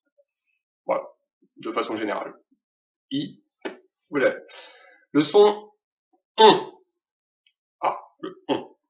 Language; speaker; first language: French; native; French